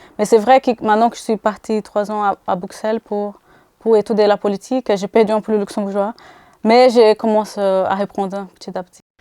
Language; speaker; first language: French; non-native, fluent; Portuguese